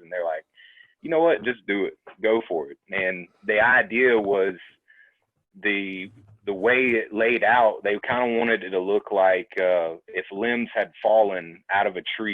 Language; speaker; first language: English; native; English